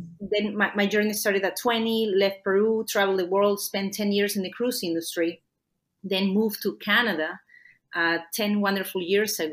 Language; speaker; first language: English; non-native, fluent; Spanish